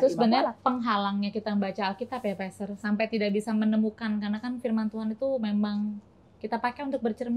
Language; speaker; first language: Indonesian; native; Indonesian